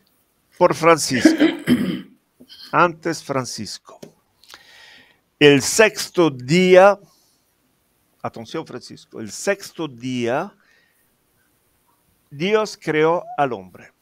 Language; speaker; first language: Spanish; non-native, fluent; Italian